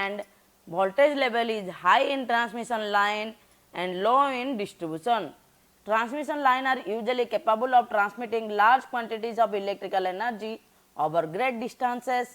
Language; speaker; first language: English; non-native, local second language; Odia